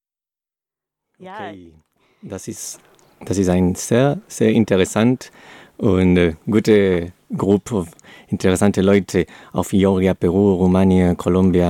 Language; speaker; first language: German; non-native, learner; Spanish